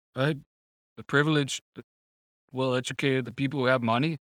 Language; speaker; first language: English; non-native, fluent; Danish